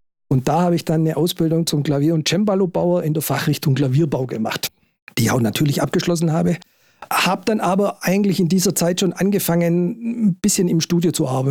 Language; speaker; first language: German; native; German